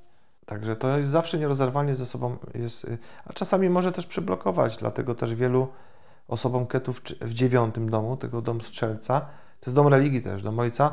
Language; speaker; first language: Polish; native; Polish